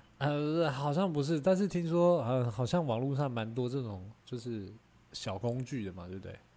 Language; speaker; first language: Chinese; native; Chinese